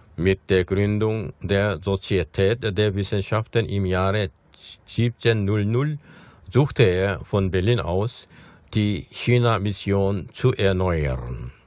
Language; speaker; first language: German; non-native, fluent; Korean